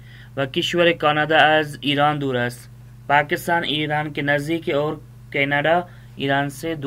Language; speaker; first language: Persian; non-native, fluent; Urdu